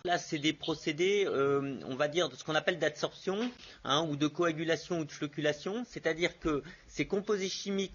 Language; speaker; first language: French; native; French